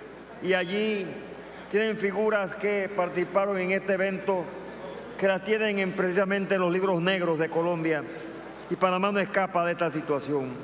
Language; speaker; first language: Spanish; native; Spanish